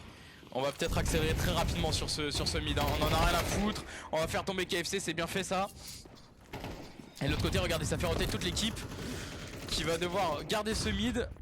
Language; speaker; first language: French; native; French